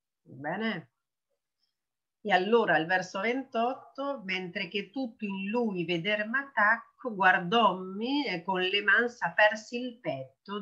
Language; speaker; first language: Italian; non-native, fluent; Spanish